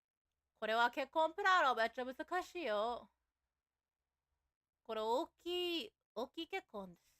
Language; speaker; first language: Japanese; non-native, learner; English